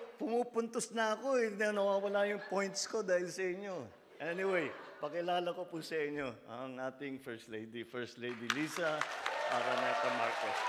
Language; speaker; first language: Filipino; native; Filipino